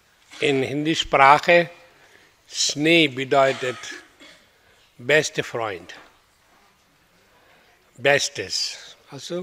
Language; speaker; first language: German; non-native, learner; Hindi